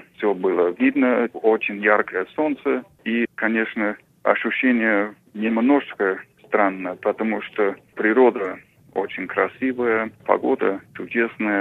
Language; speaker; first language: Russian; non-native, fluent; English